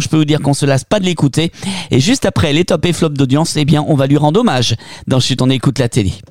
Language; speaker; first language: French; native; French